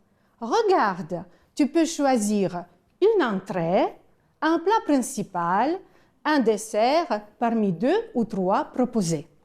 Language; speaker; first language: French; non-native, fluent; Ukrainian